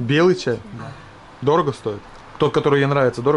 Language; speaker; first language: Russian; native; Russian